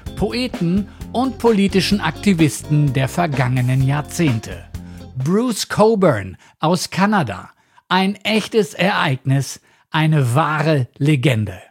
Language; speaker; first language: German; native; German